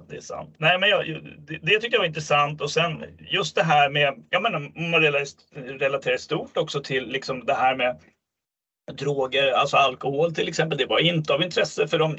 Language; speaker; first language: Swedish; native; Swedish